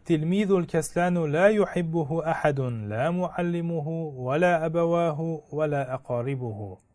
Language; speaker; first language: Arabic; non-native, fluent; Uzbek